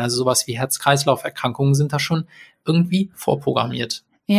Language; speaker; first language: German; native; German